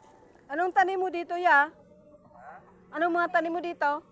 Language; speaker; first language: Filipino; non-native, local second language; Cebuano